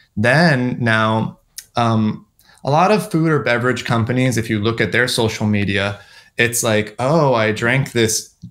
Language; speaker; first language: English; native; English